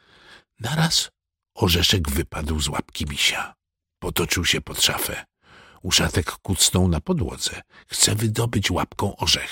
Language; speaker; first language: Polish; native; Polish